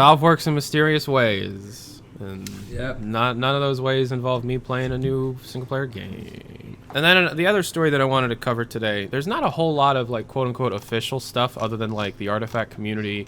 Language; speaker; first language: English; native; English